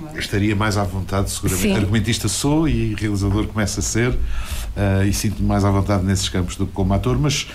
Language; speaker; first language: Portuguese; native; Portuguese